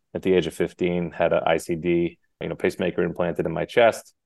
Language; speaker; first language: English; native; English